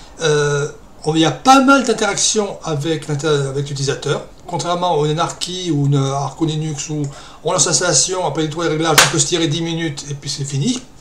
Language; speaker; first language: French; native; French